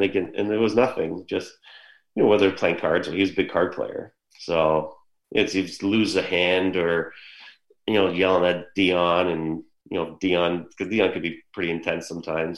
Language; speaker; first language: English; native; English